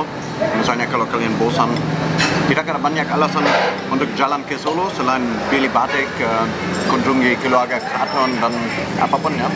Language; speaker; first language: Indonesian; non-native, fluent; German